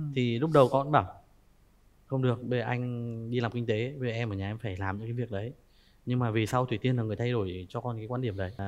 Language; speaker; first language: Vietnamese; native; Vietnamese